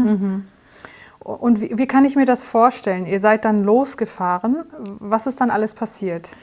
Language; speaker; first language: German; native; German